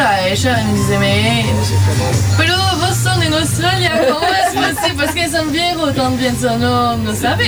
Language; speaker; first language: Spanish; non-native, learner; French